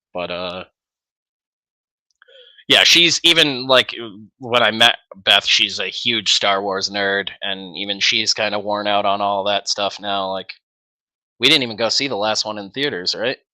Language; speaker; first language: English; native; English